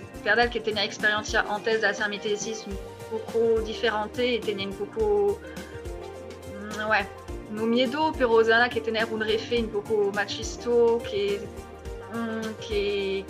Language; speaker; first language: Spanish; non-native, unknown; French